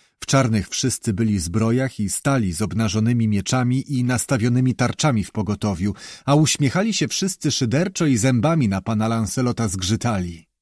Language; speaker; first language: Polish; native; Polish